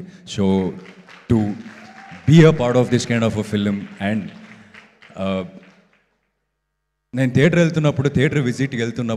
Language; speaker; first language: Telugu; non-native, local second language; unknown